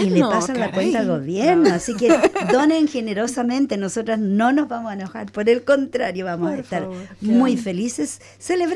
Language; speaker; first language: Spanish; native; Spanish